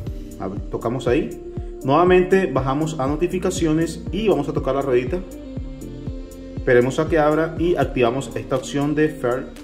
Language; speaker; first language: Spanish; native; Spanish